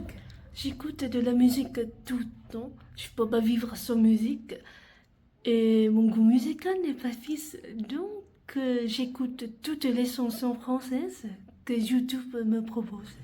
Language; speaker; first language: French; non-native, fluent; Vietnamese